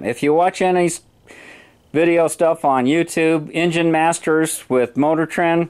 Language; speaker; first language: English; native; English